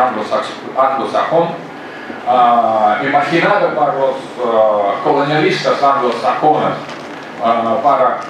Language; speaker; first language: Spanish; non-native, fluent; Russian